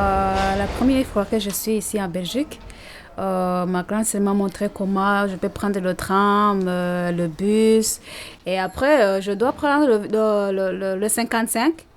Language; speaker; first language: French; non-native, learner; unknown